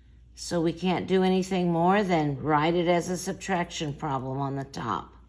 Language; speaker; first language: English; native; English